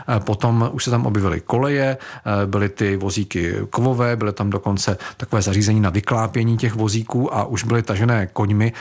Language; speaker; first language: Czech; native; Czech